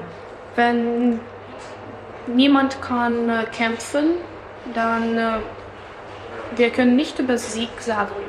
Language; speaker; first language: German; non-native, learner; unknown